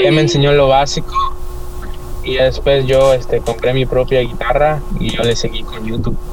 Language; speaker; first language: Spanish; native; Spanish